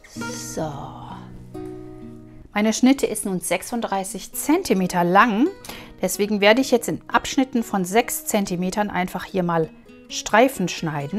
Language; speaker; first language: German; native; German